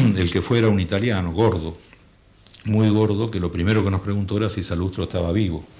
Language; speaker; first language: Spanish; native; Spanish